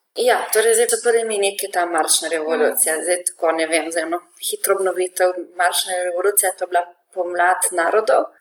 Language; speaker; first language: Slovenian; native; Slovenian